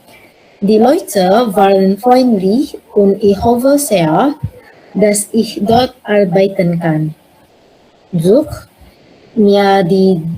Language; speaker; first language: German; non-native, learner; Indonesian